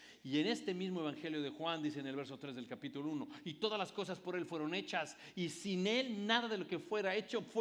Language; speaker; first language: Spanish; native; Spanish